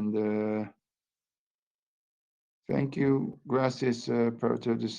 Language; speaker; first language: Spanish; non-native, learner; English